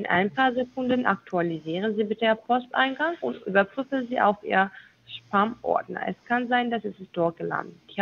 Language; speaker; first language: German; non-native, learner; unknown